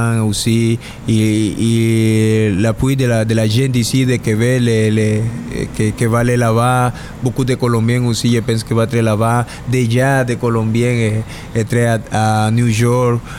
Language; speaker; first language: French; non-native, learner; Spanish